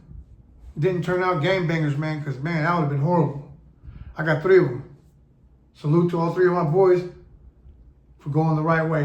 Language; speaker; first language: English; native; English